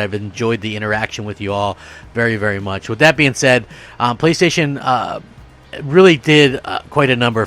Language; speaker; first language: English; native; English